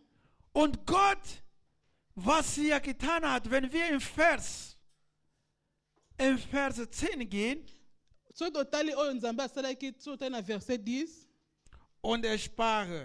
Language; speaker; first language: German; non-native, learner; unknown